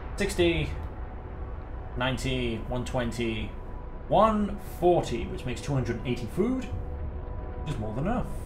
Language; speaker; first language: English; native; English